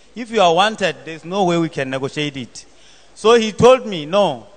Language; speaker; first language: English; non-native, local second language; Southern Sotho